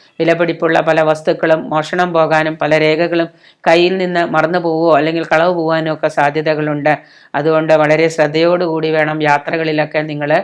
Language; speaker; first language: Malayalam; native; Malayalam